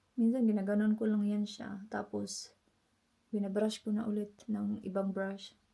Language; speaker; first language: Filipino; non-native, local second language; Cebuano